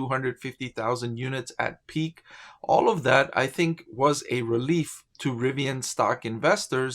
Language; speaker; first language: English; native; English